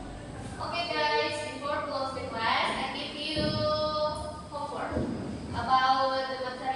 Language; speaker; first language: English; non-native, learner; Indonesian